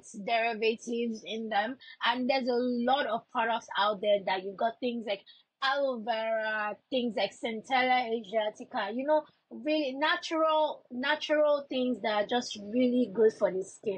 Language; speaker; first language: English; non-native, local second language; Yoruba